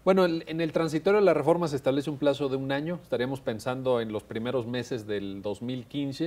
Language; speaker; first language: Spanish; native; Spanish